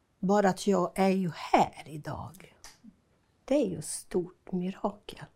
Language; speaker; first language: Swedish; non-native, fluent; Portuguese